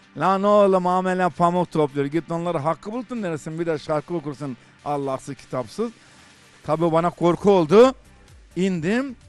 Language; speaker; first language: Turkish; native; Turkish